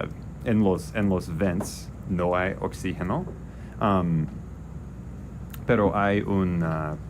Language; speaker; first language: Spanish; non-native, learner; English